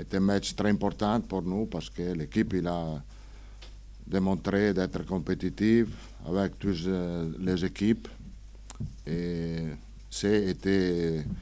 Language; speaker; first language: French; non-native, fluent; Italian